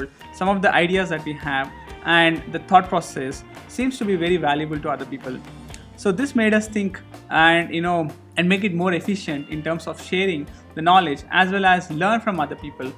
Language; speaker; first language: English; non-native, local second language; Telugu